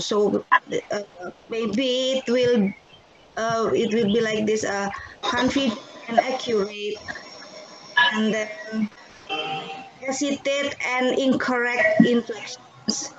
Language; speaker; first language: English; non-native, fluent; Indonesian